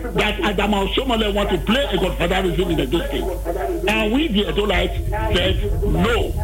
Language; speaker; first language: English; non-native, local second language; Bini